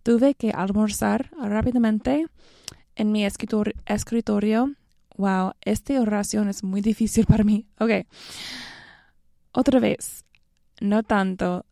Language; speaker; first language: Spanish; non-native, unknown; English